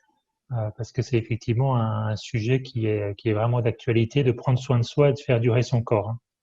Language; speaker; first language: French; native; French